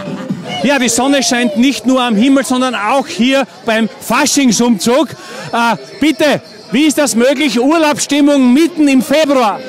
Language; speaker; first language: German; native; German